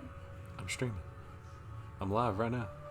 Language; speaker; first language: English; native; English